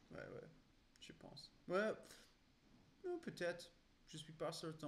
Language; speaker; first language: French; non-native, learner; English